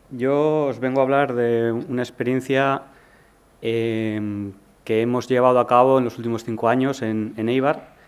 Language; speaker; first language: Spanish; native; Spanish